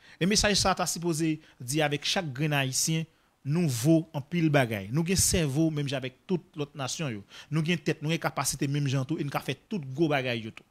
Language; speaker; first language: French; non-native, local second language; Haitian Creole